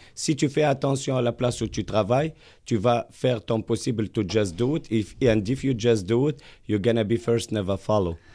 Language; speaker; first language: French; non-native, local second language; Arabic